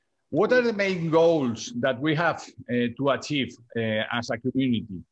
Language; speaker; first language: English; non-native, learner; Spanish